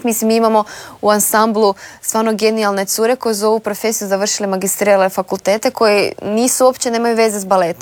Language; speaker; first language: Serbian; native; Serbian